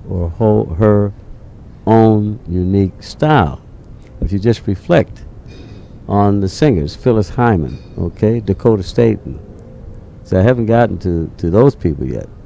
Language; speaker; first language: English; native; English